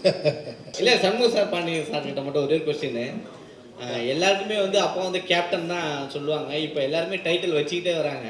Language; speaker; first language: Tamil; native; Tamil